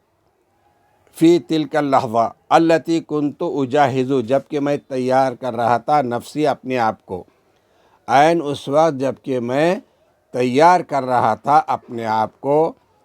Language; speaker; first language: Urdu; native; Urdu